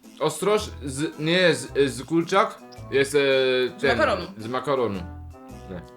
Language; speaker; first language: Polish; non-native, learner; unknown